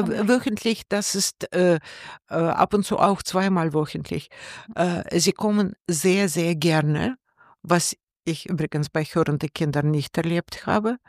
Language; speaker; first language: German; non-native, learner; Russian